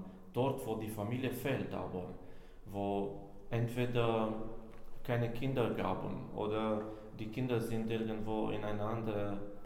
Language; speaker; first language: German; non-native, fluent; Romanian